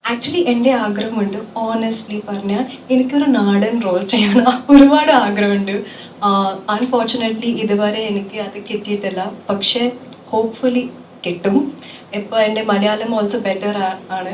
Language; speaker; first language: Malayalam; non-native, learner; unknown